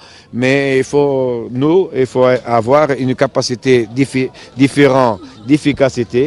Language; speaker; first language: French; non-native, fluent; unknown